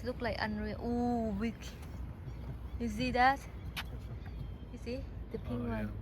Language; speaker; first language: English; non-native, learner; Thai